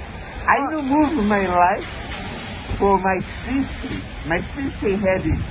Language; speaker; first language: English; non-native, learner; Portuguese